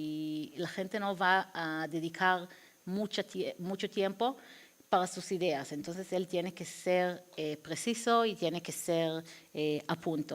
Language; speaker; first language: Spanish; non-native, fluent; Hebrew